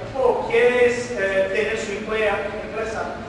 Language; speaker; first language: Spanish; non-native, learner; Portuguese